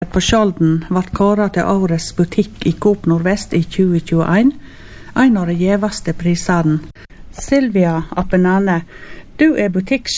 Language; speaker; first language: Norwegian; native; Norwegian